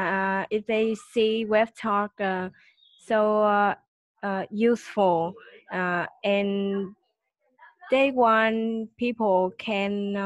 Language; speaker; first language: English; non-native, learner; Vietnamese